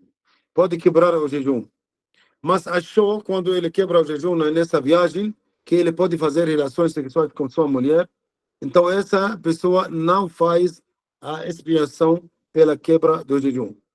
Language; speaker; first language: Portuguese; non-native, learner; Arabic